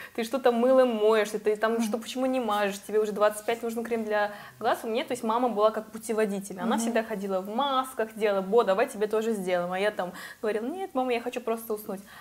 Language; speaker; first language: Russian; non-native, fluent; Korean